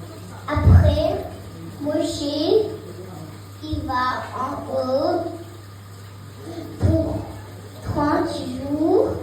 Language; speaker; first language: French; early bilingual, heritage; French